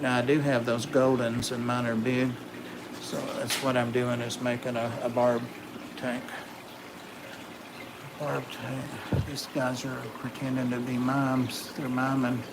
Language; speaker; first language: English; native; English